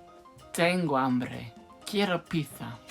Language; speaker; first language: Spanish; non-native, fluent; English